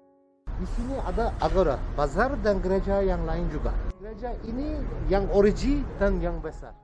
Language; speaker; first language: Indonesian; non-native, learner; Turkish